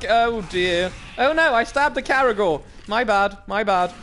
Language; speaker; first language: English; native; English